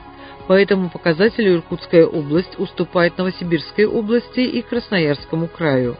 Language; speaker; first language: Russian; native; Russian